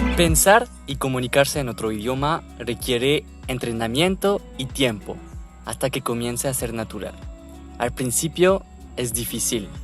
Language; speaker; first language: Spanish; non-native, fluent; French